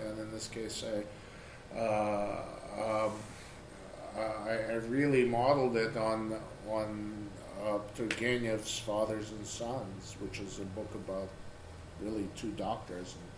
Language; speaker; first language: English; non-native, fluent; Russian